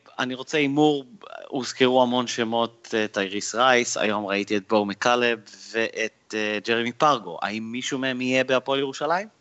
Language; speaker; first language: Hebrew; native; Hebrew